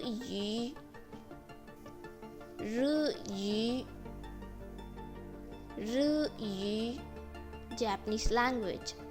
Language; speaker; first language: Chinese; non-native, fluent; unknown